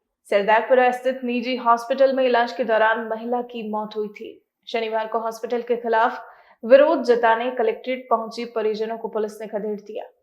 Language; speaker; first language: Hindi; native; Hindi